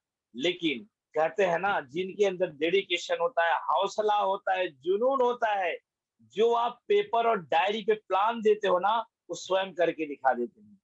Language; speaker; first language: Hindi; native; Hindi